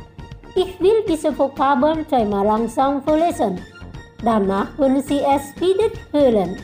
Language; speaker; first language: German; non-native, fluent; Indonesian